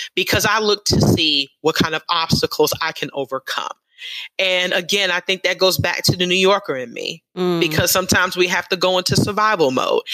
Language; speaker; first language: English; native; English